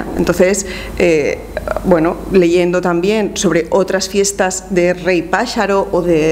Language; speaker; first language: Spanish; native; Spanish